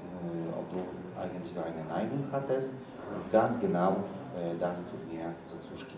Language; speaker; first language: German; non-native, learner; Polish